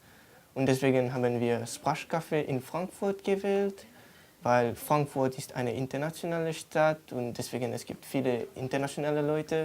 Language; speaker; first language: German; non-native, learner; Morisyen